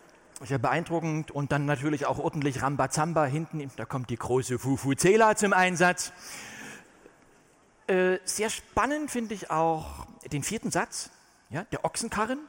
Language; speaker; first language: German; native; German